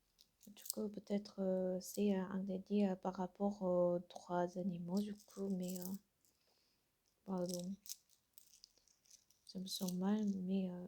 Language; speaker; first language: French; non-native, learner; Korean